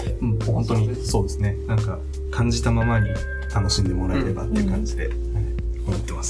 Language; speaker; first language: Japanese; native; Japanese